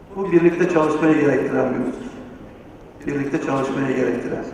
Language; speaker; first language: Turkish; native; Turkish